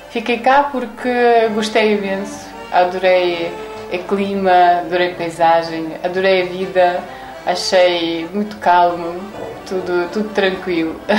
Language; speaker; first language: Portuguese; non-native, fluent; Ukrainian